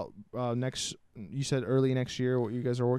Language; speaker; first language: English; native; English